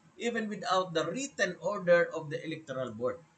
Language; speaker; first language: English; non-native, local second language; Filipino